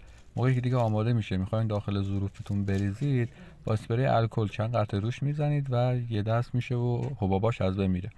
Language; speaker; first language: Persian; native; Persian